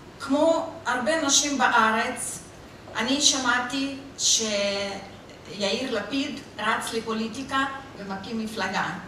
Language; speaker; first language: Hebrew; non-native, fluent; Russian